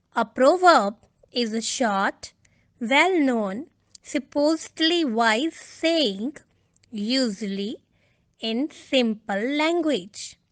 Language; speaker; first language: English; non-native, local second language; Punjabi